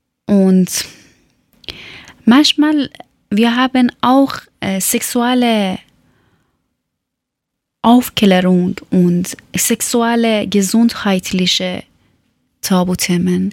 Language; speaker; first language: German; non-native, learner; Persian